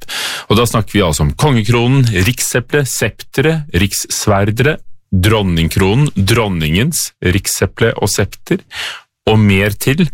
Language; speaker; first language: Norwegian; native; Norwegian